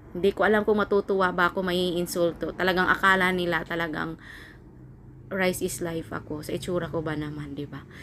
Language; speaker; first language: Filipino; native; Filipino